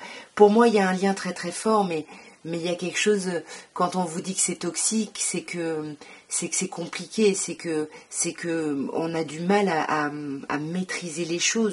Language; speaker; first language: French; native; French